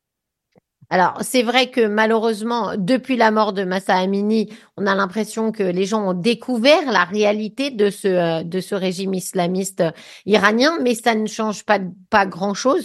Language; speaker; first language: French; native; French